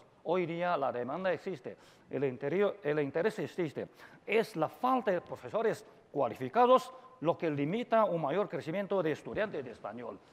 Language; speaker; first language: Spanish; non-native, fluent; Chinese